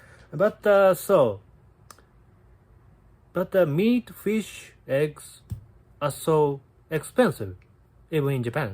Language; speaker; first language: English; non-native, learner; Japanese